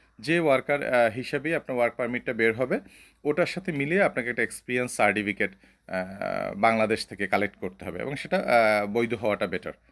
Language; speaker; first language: Bangla; native; Bangla